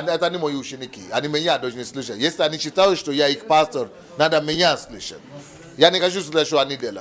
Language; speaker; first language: Russian; non-native, learner; Yoruba